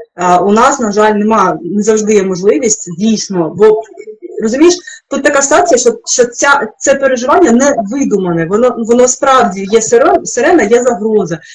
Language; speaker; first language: Ukrainian; non-native, local second language; Russian